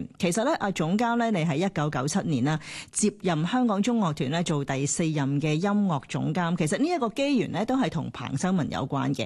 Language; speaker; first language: Chinese; non-native, local second language; Cantonese